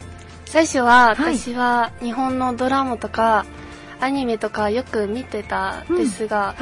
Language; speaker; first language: Japanese; non-native, fluent; Mongolian